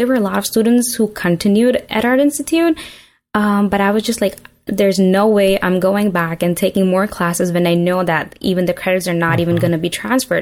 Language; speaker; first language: English; non-native, local second language; Urdu